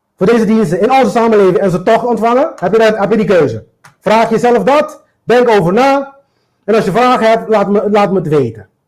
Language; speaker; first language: Dutch; non-native, local second language; Papiamento